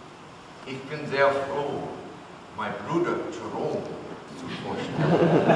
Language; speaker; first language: German; early bilingual, heritage; English